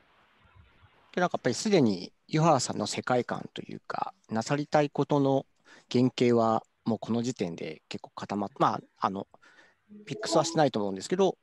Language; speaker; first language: Japanese; native; Japanese